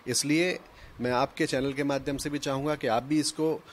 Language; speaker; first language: Hindi; native; Hindi